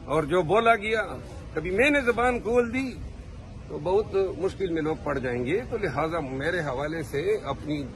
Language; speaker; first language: Urdu; non-native, local second language; Pashto